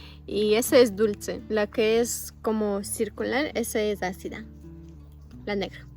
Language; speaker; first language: Spanish; non-native, local second language; Russian